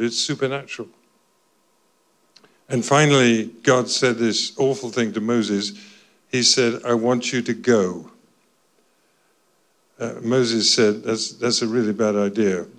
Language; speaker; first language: English; native; English